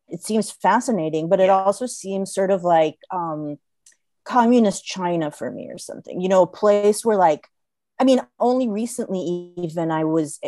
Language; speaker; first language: English; non-native, fluent; Hebrew